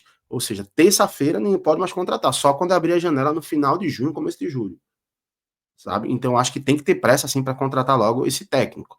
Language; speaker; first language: Portuguese; native; Portuguese